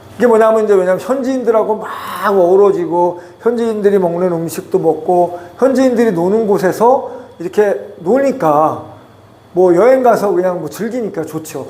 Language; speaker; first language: Korean; native; Korean